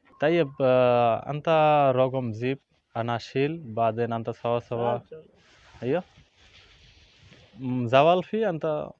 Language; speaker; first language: Arabic; non-native, learner; Bangla